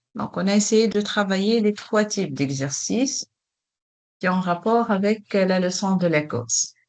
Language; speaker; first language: French; non-native, local second language; Arabic